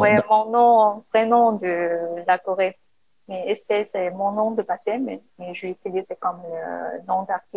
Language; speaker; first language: French; non-native, learner; Korean